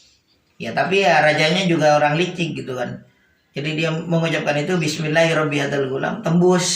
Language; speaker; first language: Indonesian; native; Indonesian